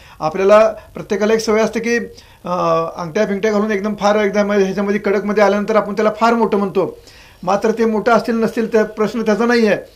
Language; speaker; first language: Marathi; native; Marathi